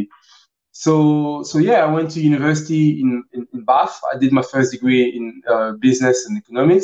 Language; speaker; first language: English; early bilingual, other home language; French